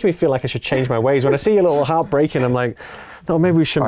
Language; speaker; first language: English; native; English